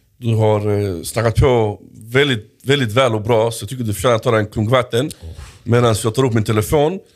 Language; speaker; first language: Swedish; native; Swedish